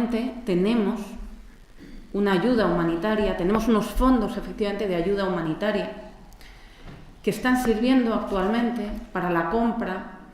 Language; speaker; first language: Spanish; native; Spanish